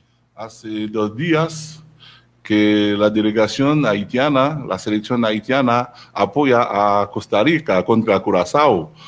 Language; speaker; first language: Spanish; non-native, learner; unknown